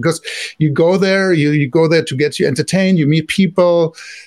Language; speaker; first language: English; non-native, fluent; German